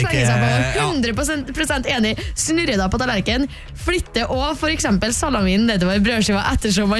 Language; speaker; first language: Norwegian; native; Norwegian